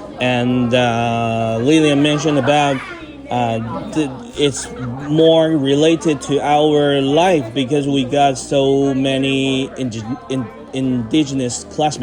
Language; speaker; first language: English; non-native, fluent; Chinese